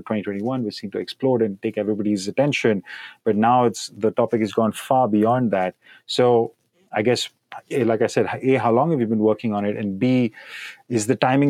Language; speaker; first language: English; non-native, local second language; Hindi